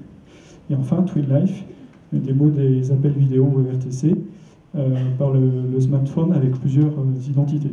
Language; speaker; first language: French; native; French